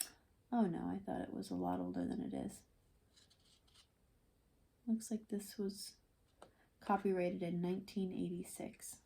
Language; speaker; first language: English; native; English